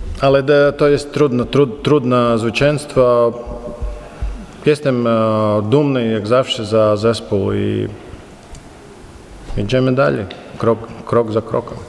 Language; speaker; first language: Polish; non-native, learner; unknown